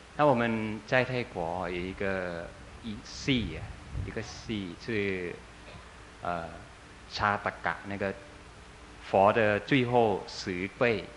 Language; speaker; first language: Chinese; non-native, fluent; Thai